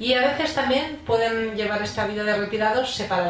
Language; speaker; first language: Spanish; native; Spanish